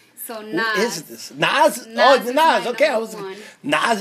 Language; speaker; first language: English; native; English